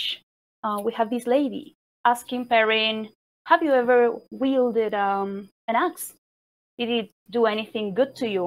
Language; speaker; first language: English; non-native, fluent; Spanish